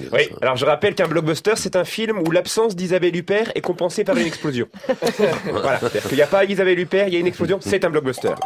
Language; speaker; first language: French; native; French